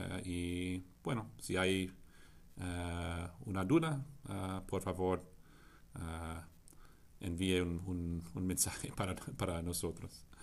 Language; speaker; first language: Spanish; non-native, fluent; English